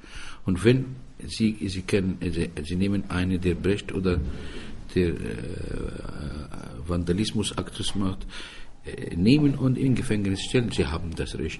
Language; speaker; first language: German; non-native, fluent; Arabic